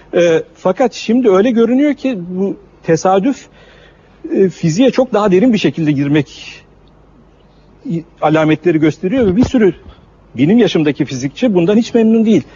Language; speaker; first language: Turkish; native; Turkish